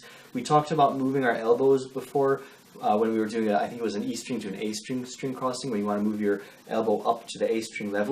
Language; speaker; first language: English; native; English